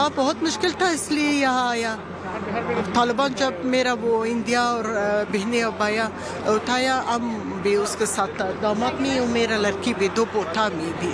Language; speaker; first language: Hindi; non-native, learner; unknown